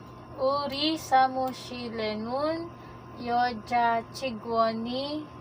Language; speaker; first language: Korean; non-native, learner; Filipino